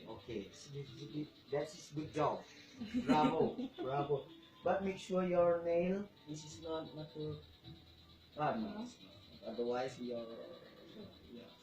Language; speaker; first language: English; non-native, learner; Indonesian